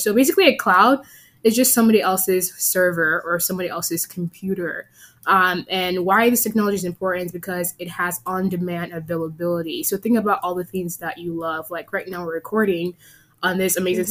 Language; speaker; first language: English; native; English